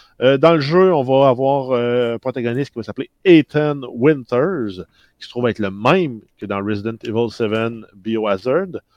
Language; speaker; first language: French; native; French